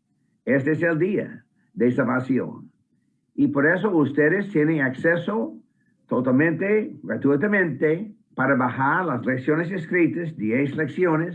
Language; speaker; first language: Spanish; non-native, fluent; English